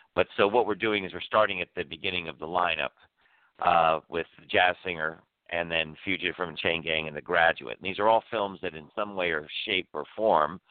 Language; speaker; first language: English; native; English